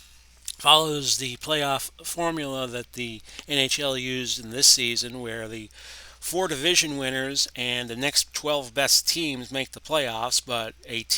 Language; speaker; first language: English; native; English